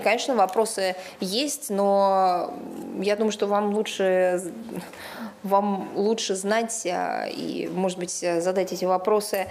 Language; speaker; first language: Russian; native; Russian